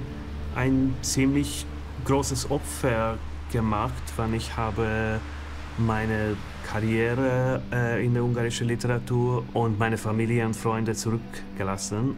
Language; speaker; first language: German; non-native, fluent; Hungarian